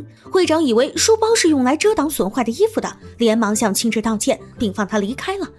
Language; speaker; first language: Chinese; native; Chinese